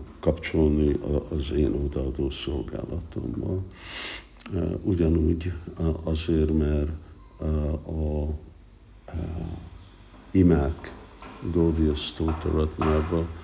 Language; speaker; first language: Hungarian; early bilingual, heritage; Hungarian